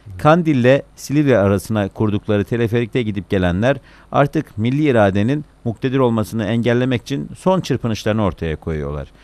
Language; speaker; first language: Turkish; native; Turkish